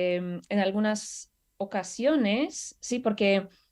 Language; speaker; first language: Spanish; non-native, fluent; Russian